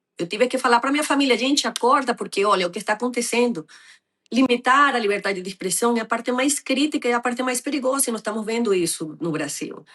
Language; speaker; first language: Portuguese; non-native, fluent; Spanish